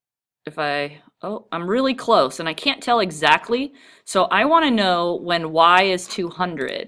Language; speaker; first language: English; native; English